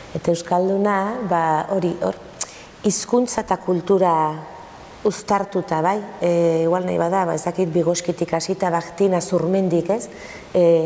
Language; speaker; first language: Basque; native; Basque